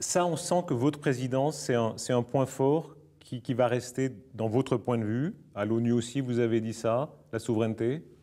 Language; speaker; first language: French; native; French